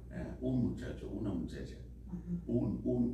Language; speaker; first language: Spanish; non-native, fluent; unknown